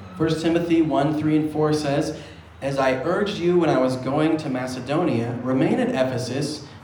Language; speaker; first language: English; native; English